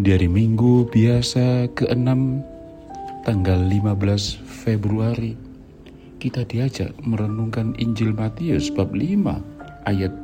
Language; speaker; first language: Indonesian; native; Indonesian